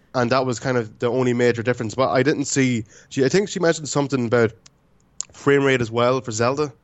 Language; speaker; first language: English; native; English